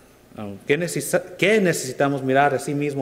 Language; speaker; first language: Spanish; non-native, fluent; English